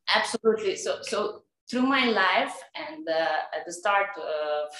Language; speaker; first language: English; non-native, fluent; Serbian